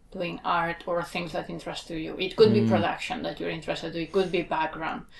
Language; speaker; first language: English; non-native, fluent; Spanish